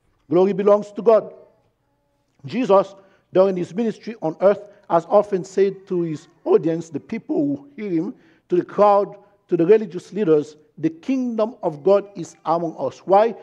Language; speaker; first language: English; non-native, fluent; Haitian Creole